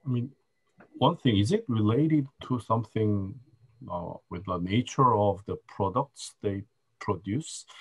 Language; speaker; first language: English; non-native, fluent; Korean